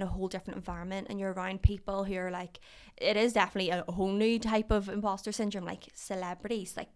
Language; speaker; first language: English; native; English